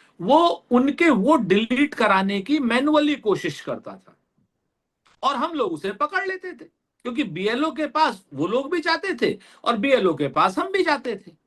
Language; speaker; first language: Hindi; native; Hindi